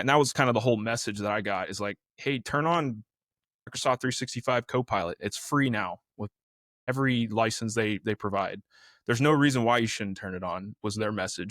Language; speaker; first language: English; native; English